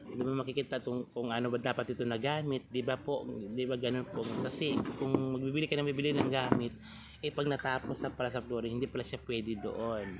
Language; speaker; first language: Filipino; non-native, local second language; Cebuano